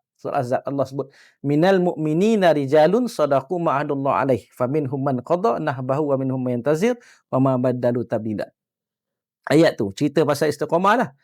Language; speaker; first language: Malay; native; Malay